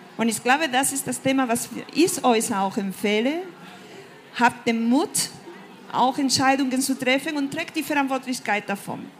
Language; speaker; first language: German; non-native, fluent; Spanish